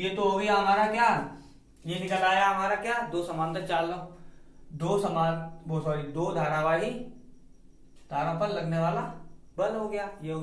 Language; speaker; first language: Hindi; native; Hindi